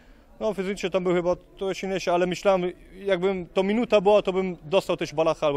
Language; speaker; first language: Polish; early bilingual, heritage; Polish